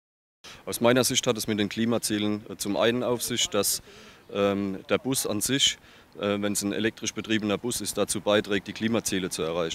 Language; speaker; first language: German; native; German